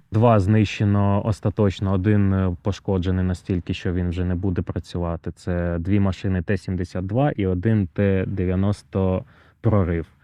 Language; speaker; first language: Ukrainian; native; Ukrainian